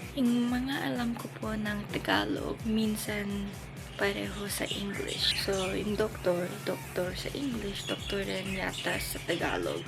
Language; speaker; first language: Filipino; early bilingual, heritage; Filipino